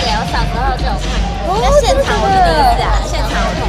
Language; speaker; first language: Chinese; native; Chinese